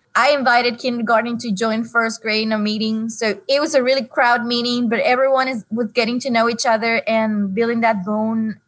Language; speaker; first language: English; non-native, fluent; Spanish